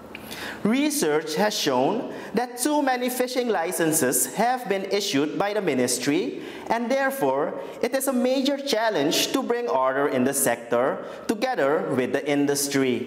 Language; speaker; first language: English; non-native, local second language; Dutch